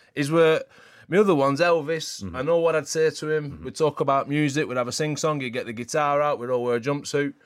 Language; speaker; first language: English; native; English